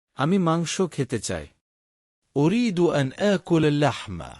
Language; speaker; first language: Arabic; non-native, fluent; Bangla